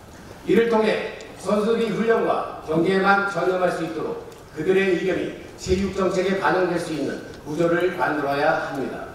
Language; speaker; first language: Korean; native; Korean